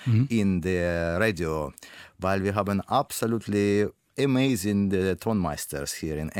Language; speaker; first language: German; non-native, learner; Russian